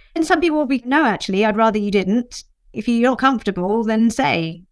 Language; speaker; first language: English; native; English